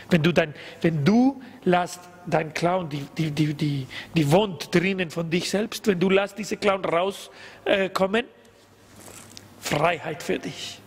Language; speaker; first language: German; non-native, learner; Spanish